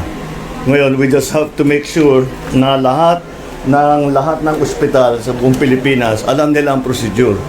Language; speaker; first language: Filipino; native; Filipino